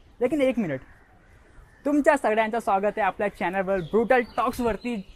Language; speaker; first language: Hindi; native; Hindi